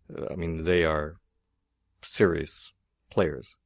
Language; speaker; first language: English; native; English